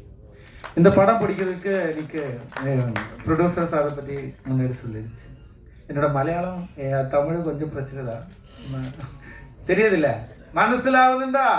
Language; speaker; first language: Tamil; non-native, learner; Malayalam